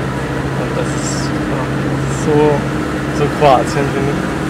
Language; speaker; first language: German; native; German